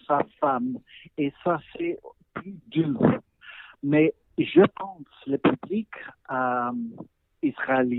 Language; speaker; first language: French; non-native, learner; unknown